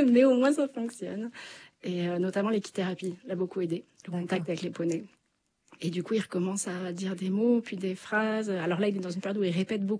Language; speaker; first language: French; native; French